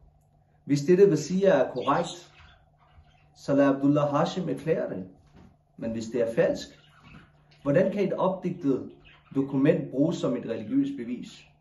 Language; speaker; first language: Danish; non-native, local second language; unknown